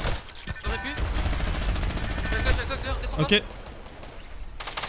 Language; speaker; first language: French; native; French